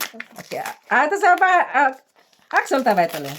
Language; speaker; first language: Finnish; non-native, learner; Filipino